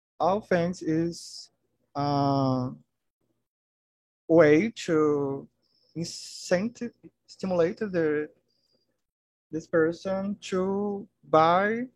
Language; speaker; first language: English; non-native, learner; Portuguese